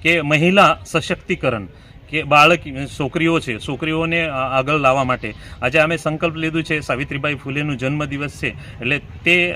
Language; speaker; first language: Gujarati; non-native, local second language; Marathi